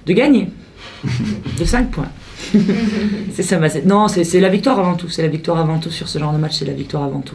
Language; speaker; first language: French; native; French